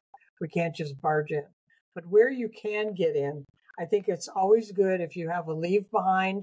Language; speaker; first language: English; native; English